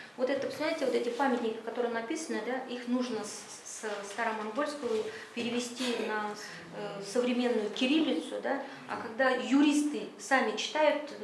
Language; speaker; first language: Russian; native; Russian